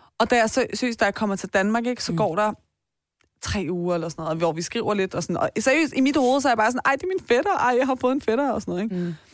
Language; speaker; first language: Danish; early bilingual, other home language; Persian